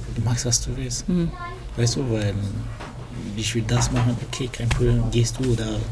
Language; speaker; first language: German; early bilingual, other home language; French